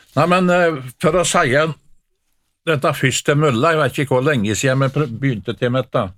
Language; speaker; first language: Norwegian; native; Norwegian